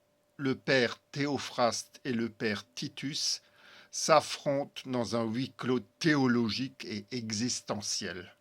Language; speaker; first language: French; native; French